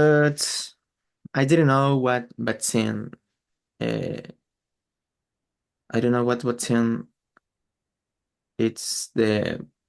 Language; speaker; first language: English; non-native, learner; Spanish